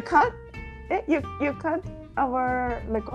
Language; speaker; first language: English; non-native, learner; Japanese